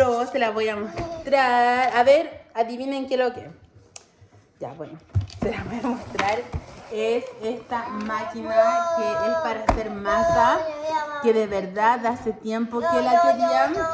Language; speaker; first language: Spanish; native; Spanish